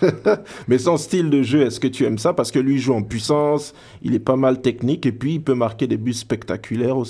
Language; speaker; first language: French; native; French